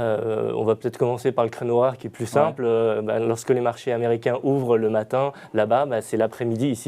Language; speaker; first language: French; native; French